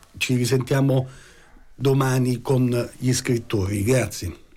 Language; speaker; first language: Italian; native; Italian